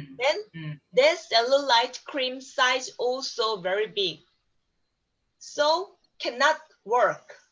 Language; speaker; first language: English; non-native, learner; Korean